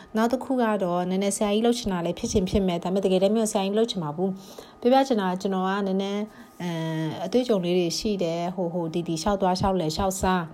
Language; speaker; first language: Burmese; non-native, local second language; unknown